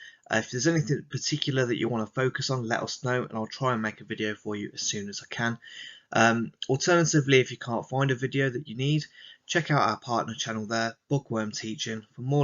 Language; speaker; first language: English; native; English